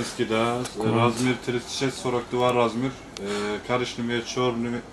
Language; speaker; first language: Russian; non-native, local second language; Turkish